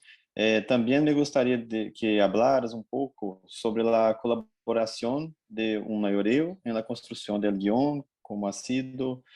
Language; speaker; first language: Spanish; non-native, fluent; Portuguese